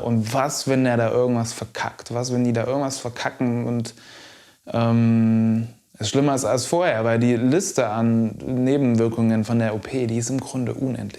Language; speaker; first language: German; native; German